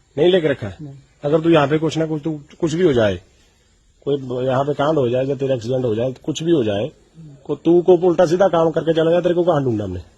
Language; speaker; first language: Hindi; non-native, local second language; Punjabi